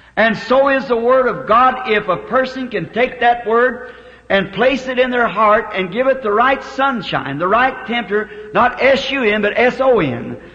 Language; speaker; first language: English; native; English